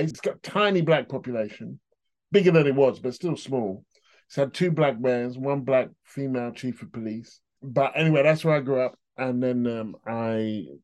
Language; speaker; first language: English; native; English